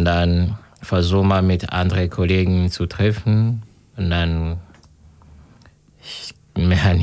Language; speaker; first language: German; non-native, learner; Kinyarwanda